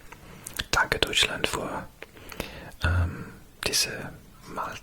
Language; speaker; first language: German; non-native, learner; English